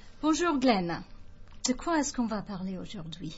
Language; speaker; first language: French; non-native, fluent; English